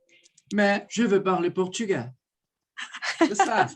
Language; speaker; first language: French; non-native, fluent; Portuguese